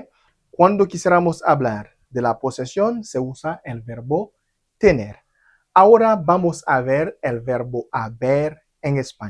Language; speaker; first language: Spanish; non-native, fluent; Haitian Creole